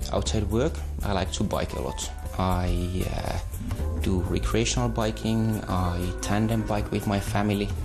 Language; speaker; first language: English; non-native, fluent; Finnish